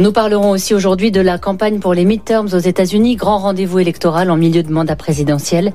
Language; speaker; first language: French; native; French